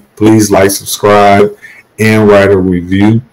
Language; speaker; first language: English; native; English